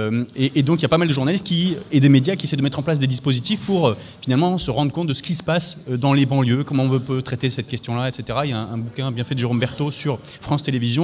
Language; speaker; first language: French; native; French